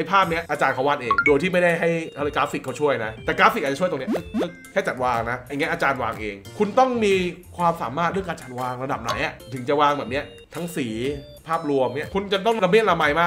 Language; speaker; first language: Thai; native; Thai